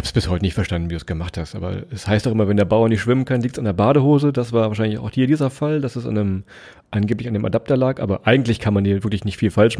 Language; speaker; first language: German; native; German